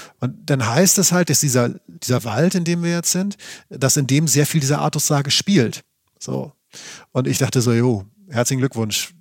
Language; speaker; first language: German; native; German